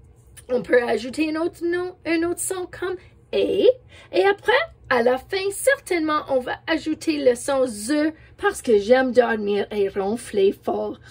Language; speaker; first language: French; non-native, fluent; English